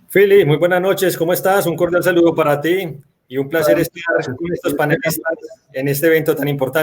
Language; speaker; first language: Spanish; native; Spanish